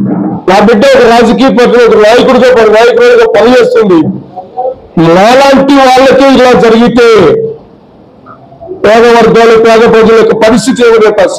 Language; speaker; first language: Telugu; native; Telugu